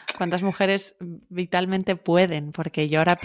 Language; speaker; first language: Spanish; native; Spanish